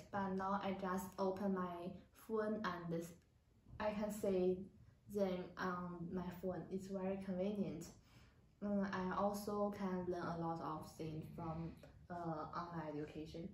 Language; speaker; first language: English; non-native, learner; Chinese